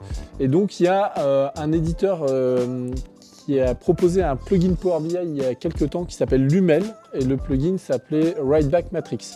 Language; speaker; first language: French; native; French